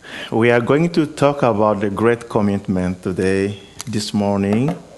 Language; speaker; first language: English; non-native, fluent; Lingala